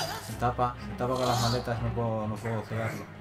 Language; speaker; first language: Spanish; native; Spanish